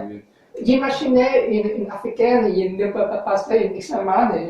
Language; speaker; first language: French; non-native, learner; English